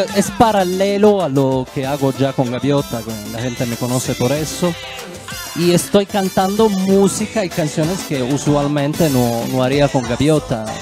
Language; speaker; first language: Spanish; non-native, fluent; Italian